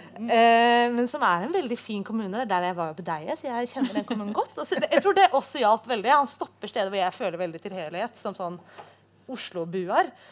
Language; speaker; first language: Norwegian; native; Norwegian